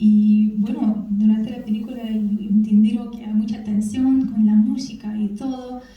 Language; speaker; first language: Spanish; non-native, fluent; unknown